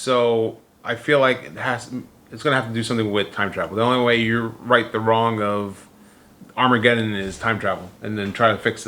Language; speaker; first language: English; native; English